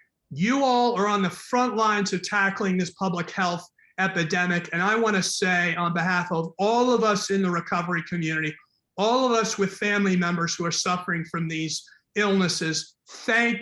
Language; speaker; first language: English; native; English